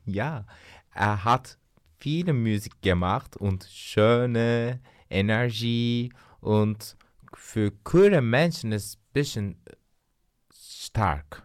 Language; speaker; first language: German; non-native, learner; Turkish